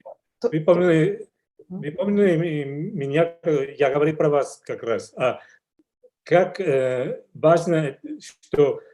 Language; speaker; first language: Russian; non-native, learner; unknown